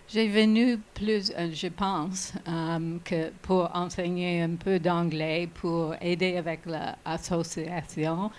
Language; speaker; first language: French; non-native, learner; English